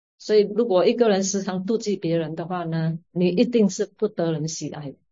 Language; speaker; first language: Chinese; native; Chinese